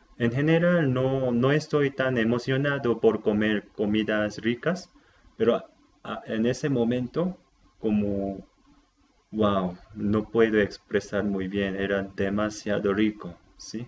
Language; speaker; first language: Spanish; non-native, fluent; Japanese